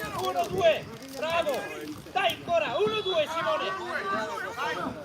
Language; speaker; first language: Italian; native; Italian